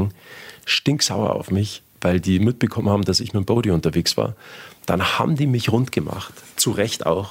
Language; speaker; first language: German; native; German